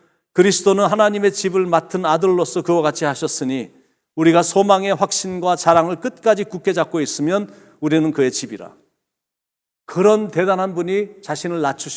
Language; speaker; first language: Korean; native; Korean